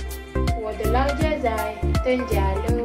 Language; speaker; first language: Chinese; non-native, learner; Malay